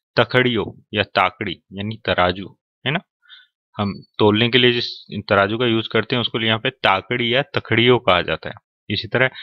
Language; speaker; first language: Hindi; native; Hindi